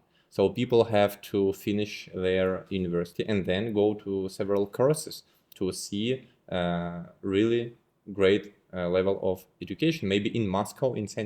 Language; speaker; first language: English; non-native, fluent; Russian